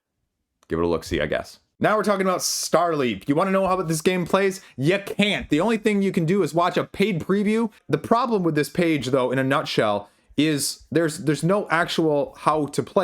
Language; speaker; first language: English; native; English